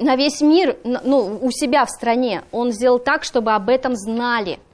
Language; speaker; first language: Russian; native; Russian